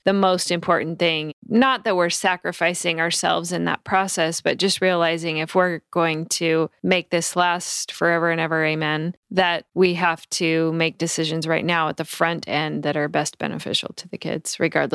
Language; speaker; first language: English; native; English